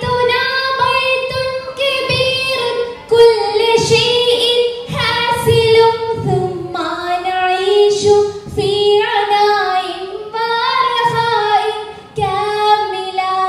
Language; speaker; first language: Arabic; non-native, learner; Malayalam